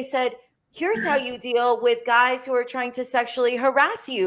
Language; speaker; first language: English; native; English